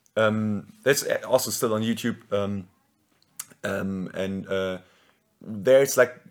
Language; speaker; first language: English; non-native, fluent; German